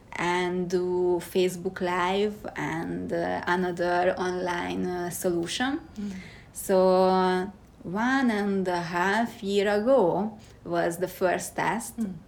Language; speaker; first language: English; non-native, fluent; Hungarian